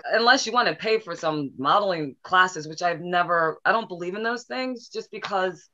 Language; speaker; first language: English; native; English